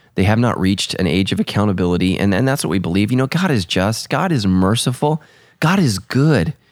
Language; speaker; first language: English; early bilingual, other home language; Italian